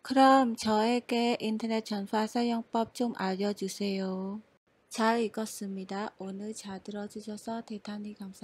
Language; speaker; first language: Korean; non-native, fluent; Khmer